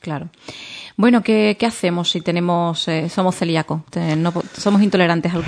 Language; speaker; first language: Spanish; native; Spanish